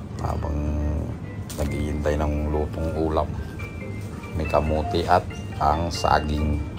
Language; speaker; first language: Filipino; non-native, local second language; Cebuano